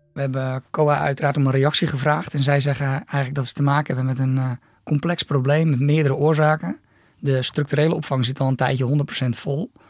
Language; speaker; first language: Dutch; native; Dutch